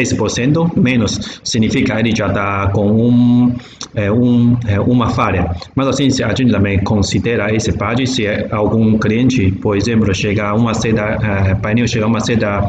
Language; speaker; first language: Portuguese; non-native, learner; Chinese